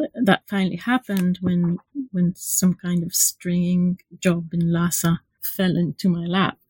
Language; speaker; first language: English; non-native, fluent; Hebrew